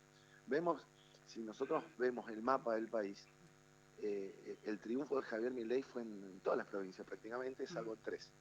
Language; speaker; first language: Spanish; native; Spanish